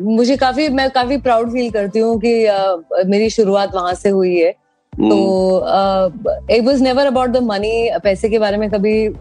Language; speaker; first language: Hindi; non-native, local second language; Tamil